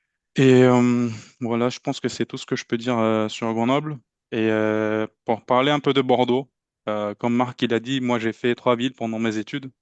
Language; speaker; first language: French; non-native, fluent; Turkish